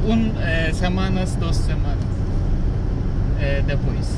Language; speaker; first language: Spanish; non-native, learner; Turkish